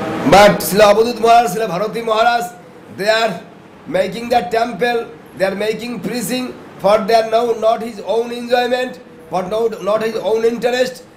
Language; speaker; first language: English; non-native, local second language; Bangla